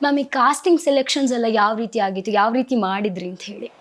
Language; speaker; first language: Kannada; native; Kannada